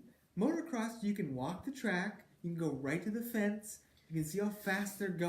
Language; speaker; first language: English; native; English